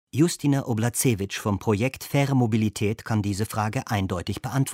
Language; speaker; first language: German; native; German